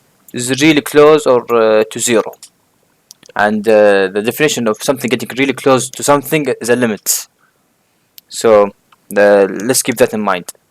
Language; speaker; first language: English; non-native, fluent; Arabic